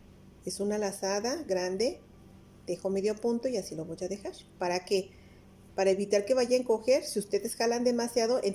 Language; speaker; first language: Spanish; native; Spanish